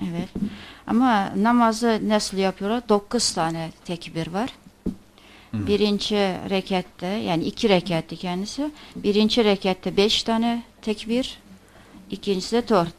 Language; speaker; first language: Turkish; non-native, fluent; Azerbaijani